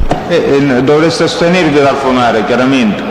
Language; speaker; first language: Italian; native; Italian